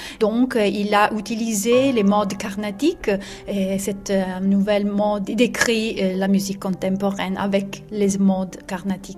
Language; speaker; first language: French; non-native, learner; Italian